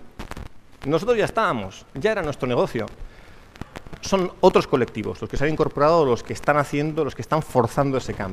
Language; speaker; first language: Spanish; native; Spanish